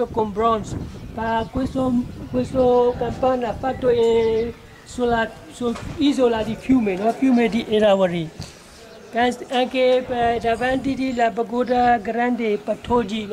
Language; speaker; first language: Italian; non-native, learner; Burmese